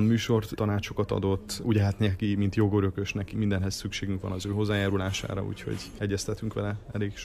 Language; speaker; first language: Hungarian; native; Hungarian